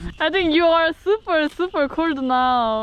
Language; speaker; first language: English; non-native, learner; Korean